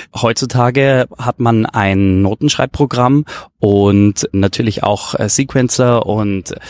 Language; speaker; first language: German; native; German